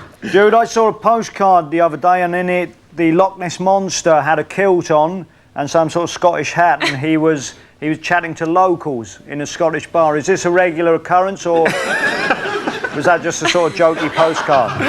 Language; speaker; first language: English; native; English